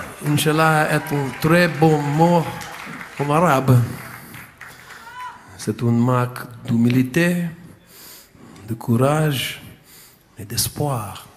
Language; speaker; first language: French; non-native, fluent; English